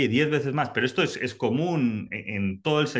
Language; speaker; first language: Spanish; native; Spanish